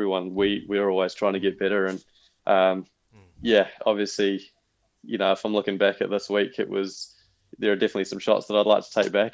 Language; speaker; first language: English; native; English